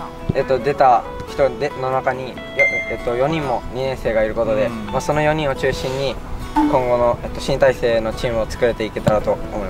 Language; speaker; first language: Japanese; native; Japanese